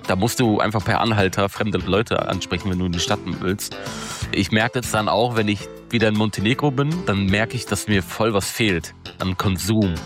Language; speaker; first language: German; early bilingual, other home language; Turkish